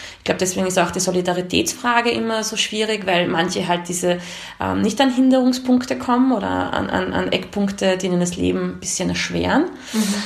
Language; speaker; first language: German; early bilingual, other home language; Hungarian